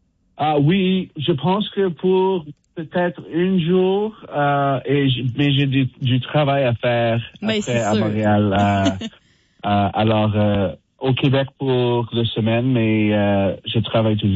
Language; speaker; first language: French; non-native, fluent; English